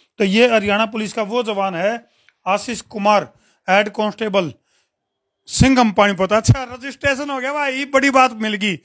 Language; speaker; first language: Hindi; native; Hindi